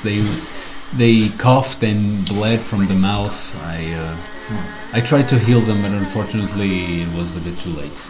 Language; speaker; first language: English; non-native, fluent; Portuguese